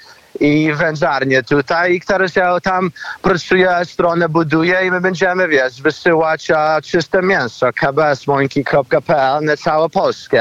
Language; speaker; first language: Polish; early bilingual, heritage; Polish